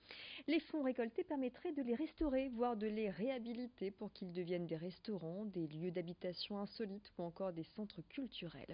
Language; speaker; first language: French; native; French